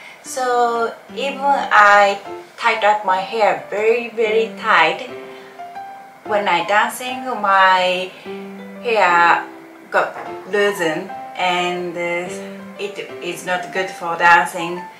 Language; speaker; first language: English; non-native, learner; Japanese